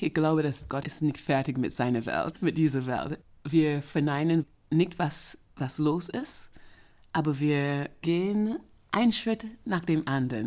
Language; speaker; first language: German; non-native, fluent; English